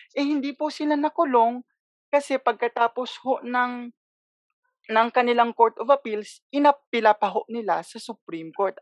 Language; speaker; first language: Filipino; non-native, local second language; Cebuano